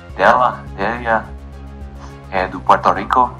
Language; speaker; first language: Spanish; non-native, learner; English